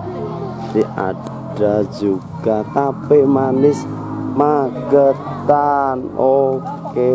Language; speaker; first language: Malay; non-native, local second language; Javanese